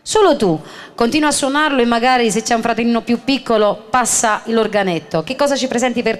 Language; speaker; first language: Italian; native; Italian